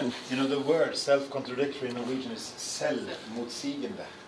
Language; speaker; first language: English; non-native, fluent; Norwegian